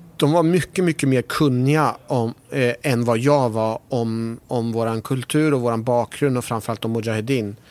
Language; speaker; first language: Swedish; early bilingual, other home language; Persian